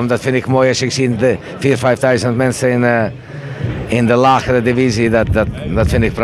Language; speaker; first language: Dutch; non-native, fluent; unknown